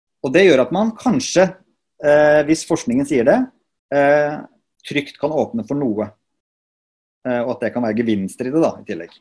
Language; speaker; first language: Norwegian; native; Norwegian